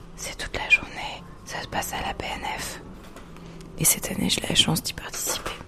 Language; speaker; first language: French; native; French